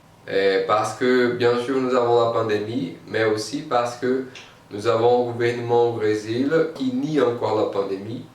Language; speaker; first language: French; non-native, fluent; Portuguese